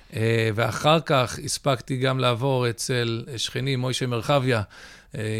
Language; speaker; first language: Hebrew; early bilingual, other home language; English